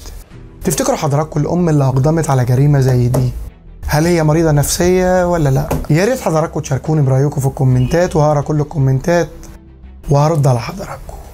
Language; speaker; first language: Arabic; native; Arabic